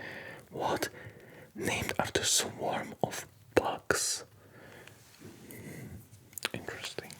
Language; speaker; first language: English; non-native, fluent; Polish